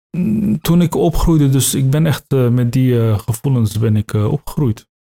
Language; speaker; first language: Dutch; early bilingual, other home language; Turkish